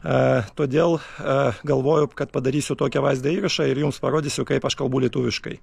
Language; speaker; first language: Lithuanian; non-native, fluent; Russian